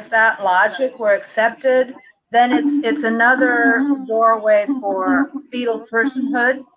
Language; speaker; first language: English; native; English